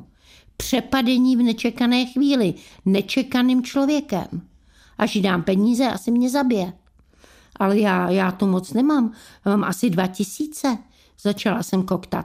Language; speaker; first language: Czech; native; Czech